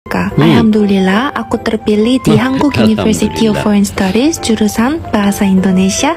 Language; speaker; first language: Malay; non-native, fluent; Korean